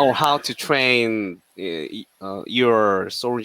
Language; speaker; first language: English; non-native, learner; Korean